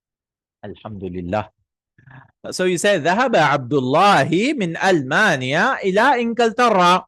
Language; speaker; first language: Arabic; non-native, fluent; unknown